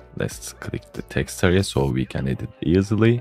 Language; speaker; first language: English; non-native, fluent; Turkish